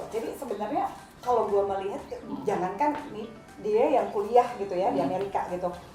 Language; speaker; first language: Indonesian; native; Indonesian